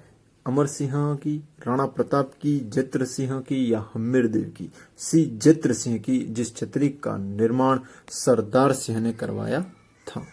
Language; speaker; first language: Hindi; native; Hindi